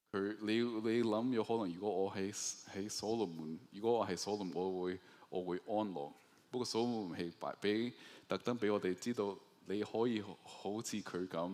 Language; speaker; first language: Cantonese; early bilingual, heritage; Cantonese